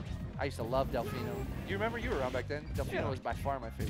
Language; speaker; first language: English; native; English